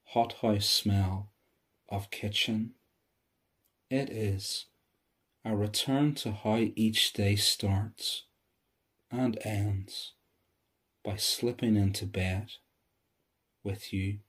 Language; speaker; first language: English; native; English